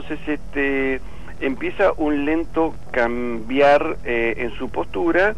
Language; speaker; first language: Spanish; native; Spanish